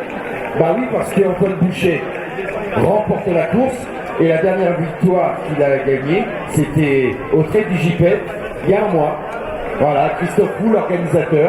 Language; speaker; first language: French; native; French